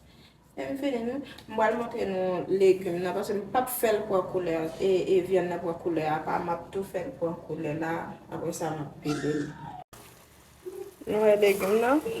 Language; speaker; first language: French; non-native, local second language; Haitian Creole